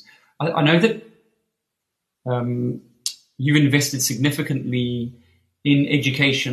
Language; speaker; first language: English; native; English